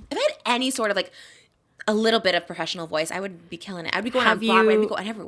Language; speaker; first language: English; native; English